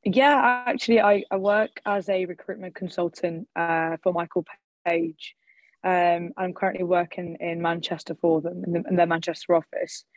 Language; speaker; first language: English; early bilingual, other home language; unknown